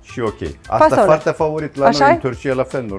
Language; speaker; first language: Romanian; non-native, learner; Turkish